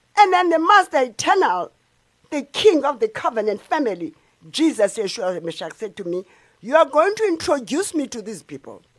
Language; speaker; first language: English; non-native, local second language; Xhosa